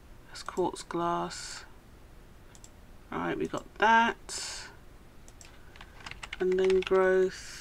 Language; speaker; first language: English; native; English